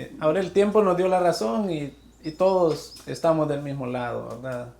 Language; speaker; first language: Spanish; native; Spanish